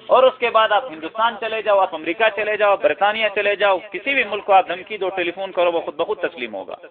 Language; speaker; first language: Urdu; non-native, local second language; Pashto